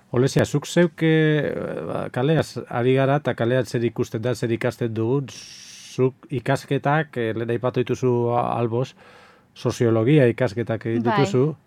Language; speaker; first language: Basque; native; Basque